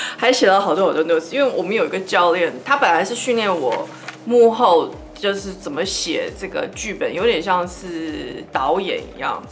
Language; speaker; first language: Chinese; early bilingual, heritage; Chinese